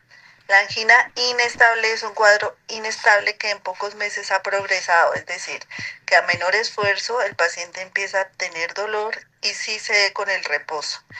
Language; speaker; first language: Spanish; native; Spanish